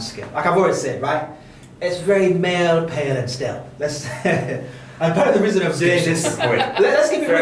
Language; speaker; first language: English; native; English